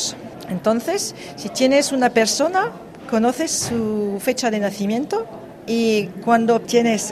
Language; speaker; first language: Spanish; early bilingual, heritage; French